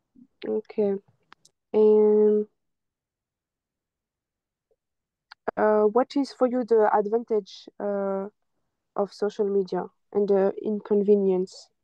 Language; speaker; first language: English; non-native, fluent; French